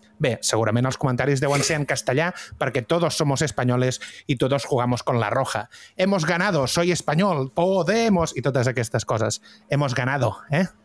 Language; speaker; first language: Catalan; native; Catalan